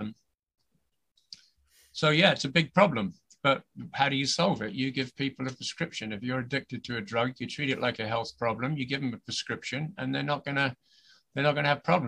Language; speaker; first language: English; native; English